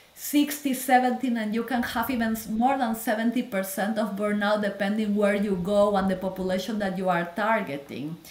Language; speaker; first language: English; non-native, fluent; Spanish